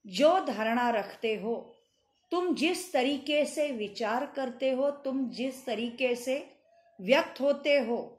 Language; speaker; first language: Hindi; non-native, local second language; Marathi